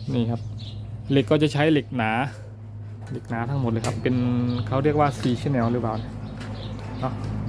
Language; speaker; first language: Thai; native; Thai